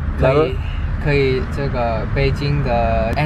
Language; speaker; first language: Chinese; non-native, learner; Thai